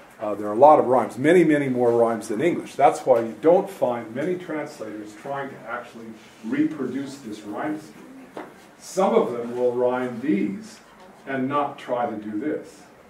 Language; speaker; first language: English; native; English